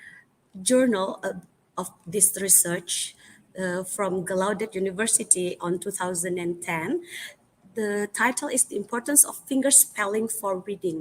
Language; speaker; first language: English; non-native, fluent; Indonesian